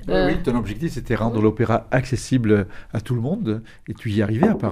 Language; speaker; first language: French; native; French